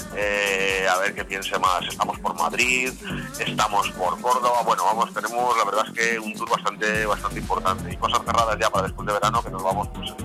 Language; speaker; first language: Spanish; native; Spanish